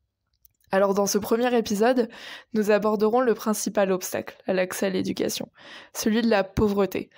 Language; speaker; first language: French; native; French